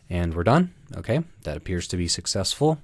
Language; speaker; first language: English; native; English